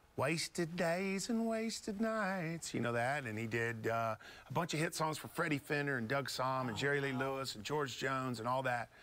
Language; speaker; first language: English; native; English